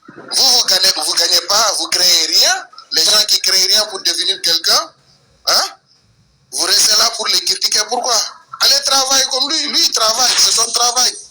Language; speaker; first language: French; non-native, local second language; Wolof